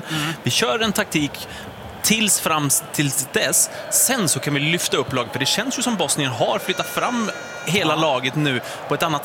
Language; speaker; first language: Swedish; native; Swedish